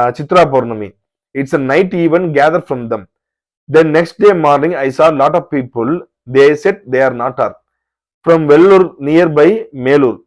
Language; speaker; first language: English; non-native, local second language; Tamil